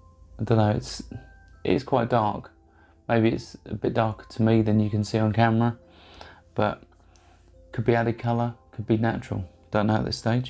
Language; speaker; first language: English; native; English